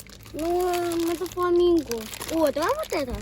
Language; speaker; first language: Russian; early bilingual, heritage; Russian